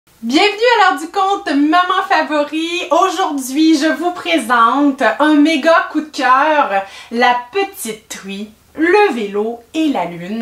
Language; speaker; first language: French; native; French